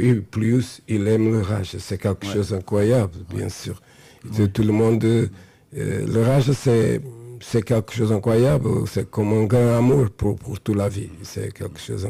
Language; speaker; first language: French; non-native, fluent; Portuguese